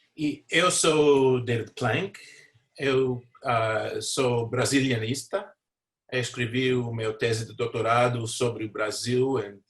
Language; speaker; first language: Portuguese; non-native, fluent; English